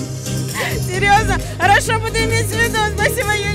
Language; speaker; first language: Russian; native; Russian